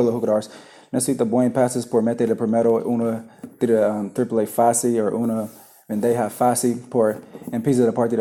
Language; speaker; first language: Spanish; non-native, learner; English